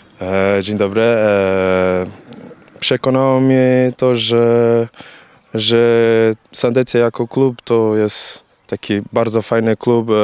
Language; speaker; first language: Polish; non-native, learner; Portuguese